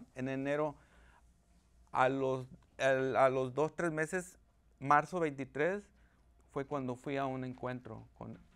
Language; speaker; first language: Spanish; native; Spanish